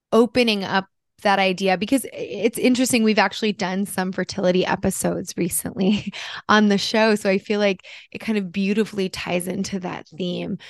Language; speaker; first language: English; early bilingual, other home language; Italian